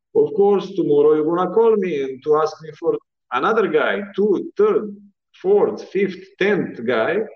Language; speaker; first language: English; non-native, fluent; Bosnian